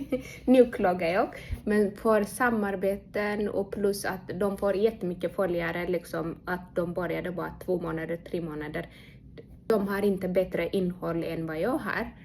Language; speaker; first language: Swedish; non-native, fluent; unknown